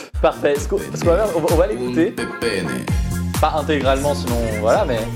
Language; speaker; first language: French; native; French